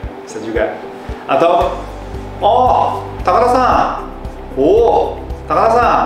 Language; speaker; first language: Indonesian; non-native, fluent; Japanese